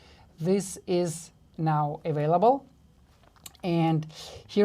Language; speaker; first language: English; non-native, fluent; Russian